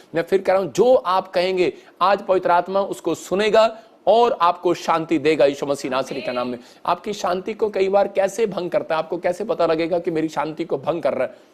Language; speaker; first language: Hindi; non-native, local second language; Punjabi